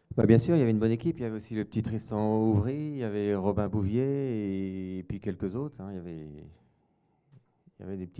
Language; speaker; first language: French; native; French